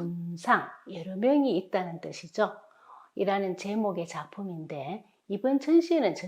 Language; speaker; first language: Korean; native; Korean